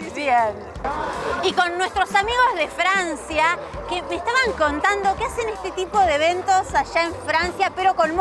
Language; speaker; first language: Spanish; native; Spanish